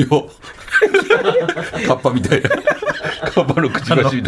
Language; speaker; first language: Japanese; native; Japanese